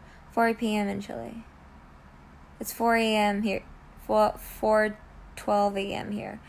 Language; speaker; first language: English; early bilingual, other home language; Korean